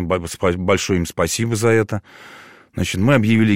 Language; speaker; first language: Russian; native; Russian